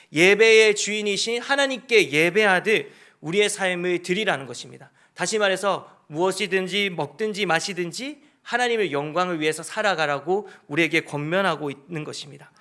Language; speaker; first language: Korean; native; Korean